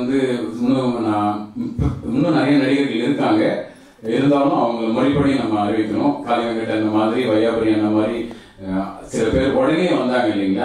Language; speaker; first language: Tamil; native; Tamil